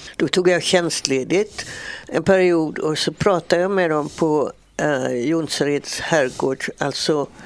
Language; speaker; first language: Swedish; native; Swedish